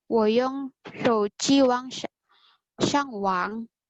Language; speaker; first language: Chinese; non-native, learner; Indonesian